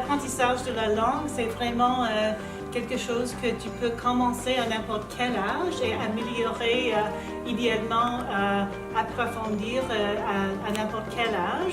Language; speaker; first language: French; non-native, local second language; English